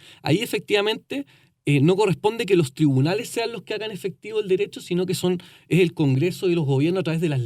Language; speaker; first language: Spanish; native; Spanish